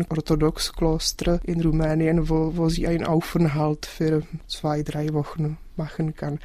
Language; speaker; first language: German; non-native, fluent; Czech